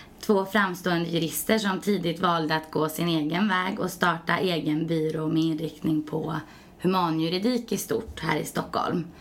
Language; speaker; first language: Swedish; native; Swedish